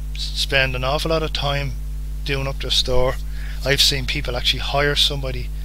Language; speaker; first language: English; native; English